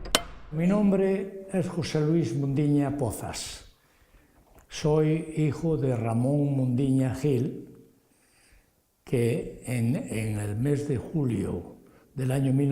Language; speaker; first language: Spanish; non-native, local second language; Galician